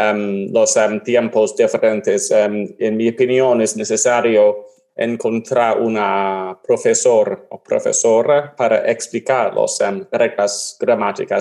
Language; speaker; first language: Spanish; non-native, learner; English